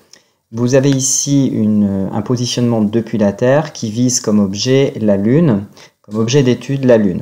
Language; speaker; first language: French; native; French